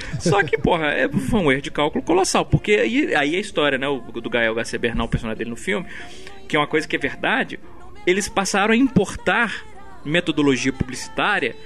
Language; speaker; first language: Portuguese; native; Portuguese